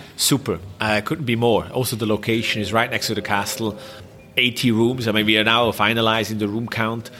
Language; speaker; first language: English; non-native, fluent; Swiss German